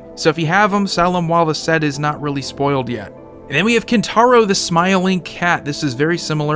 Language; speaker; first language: English; native; English